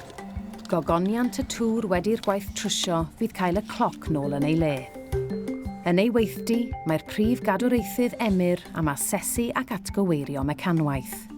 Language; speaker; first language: Welsh; native; Welsh